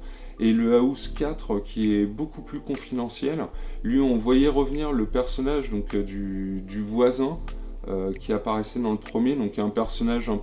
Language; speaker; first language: French; native; French